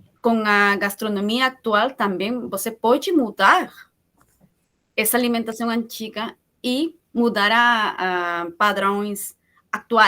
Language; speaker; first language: Portuguese; non-native, fluent; Spanish